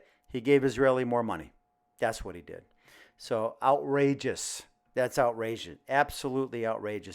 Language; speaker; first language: English; native; English